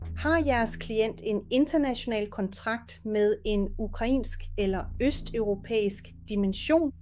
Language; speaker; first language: Danish; non-native, fluent; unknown